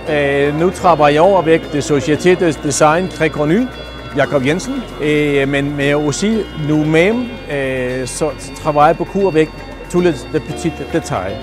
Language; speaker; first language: French; non-native, learner; Danish